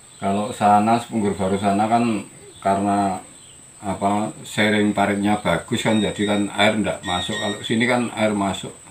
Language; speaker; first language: Indonesian; non-native, local second language; Javanese